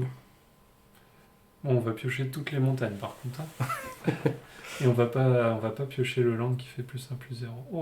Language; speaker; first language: French; native; French